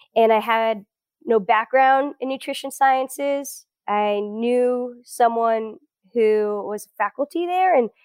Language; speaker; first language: English; early bilingual, other home language; Portuguese